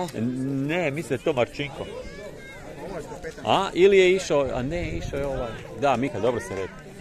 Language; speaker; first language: Serbian; native; Serbian